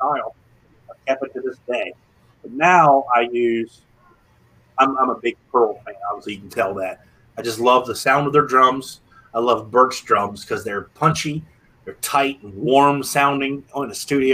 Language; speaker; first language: English; native; English